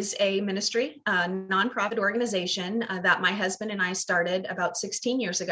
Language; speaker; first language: English; native; English